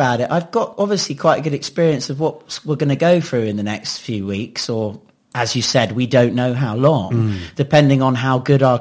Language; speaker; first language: English; native; English